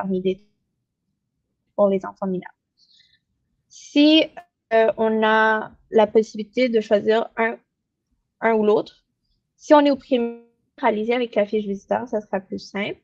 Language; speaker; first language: French; native; French